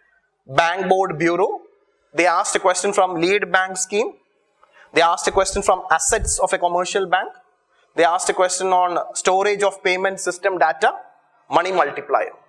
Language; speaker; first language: English; non-native, local second language; Malayalam